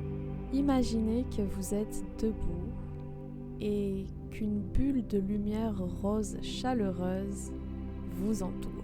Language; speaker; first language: French; native; French